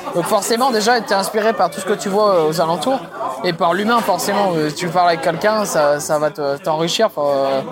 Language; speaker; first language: French; native; French